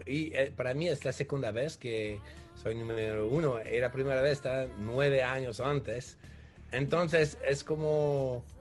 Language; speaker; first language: Spanish; non-native, fluent; French